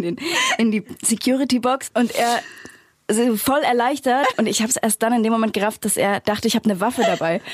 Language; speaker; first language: German; native; German